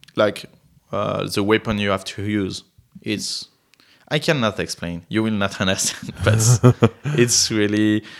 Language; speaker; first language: English; non-native, fluent; French